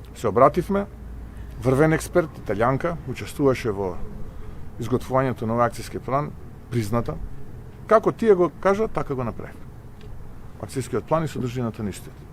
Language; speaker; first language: Macedonian; native; Macedonian